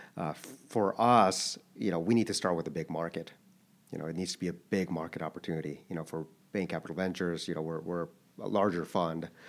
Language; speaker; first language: English; early bilingual, other home language; Korean